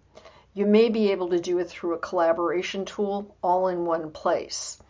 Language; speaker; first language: English; native; English